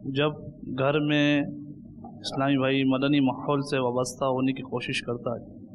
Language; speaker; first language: Urdu; native; Urdu